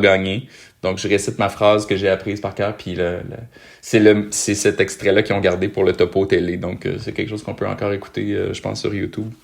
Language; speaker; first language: French; native; French